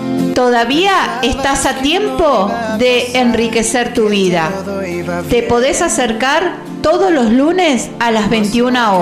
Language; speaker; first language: Spanish; native; Spanish